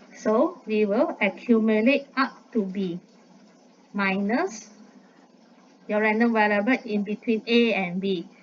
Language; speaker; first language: English; non-native, local second language; Malay